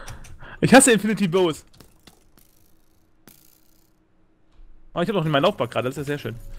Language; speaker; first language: German; native; German